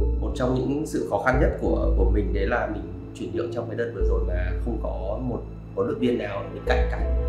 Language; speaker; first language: Vietnamese; native; Vietnamese